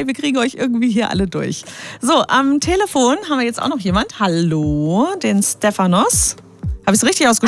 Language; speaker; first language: German; native; German